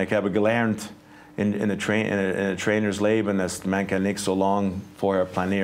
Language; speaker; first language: German; non-native, fluent; English